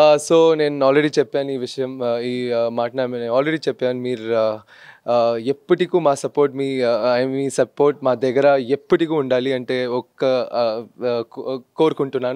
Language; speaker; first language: Telugu; non-native, local second language; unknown